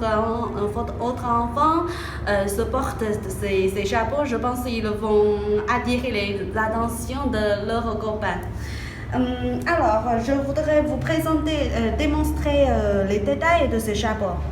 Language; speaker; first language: French; non-native, fluent; Chinese